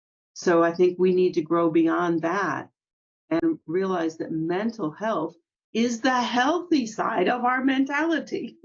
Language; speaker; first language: English; native; English